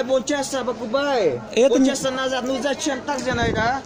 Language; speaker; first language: Russian; non-native, learner; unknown